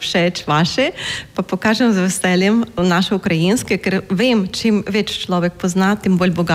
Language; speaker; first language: Slovenian; non-native, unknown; Ukrainian